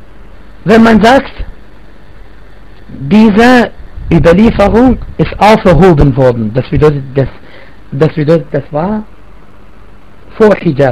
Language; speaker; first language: German; non-native, fluent; Arabic